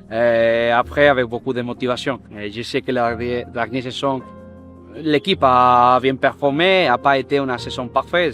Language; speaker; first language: French; non-native, fluent; Spanish